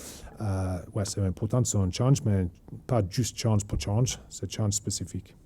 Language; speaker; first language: French; non-native, learner; English